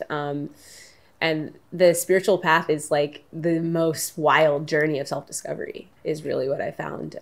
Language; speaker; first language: English; native; English